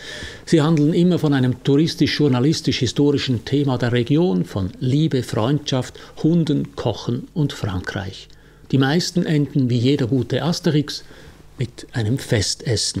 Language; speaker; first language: German; native; German